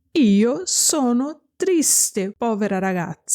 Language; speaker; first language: Italian; non-native, fluent; Portuguese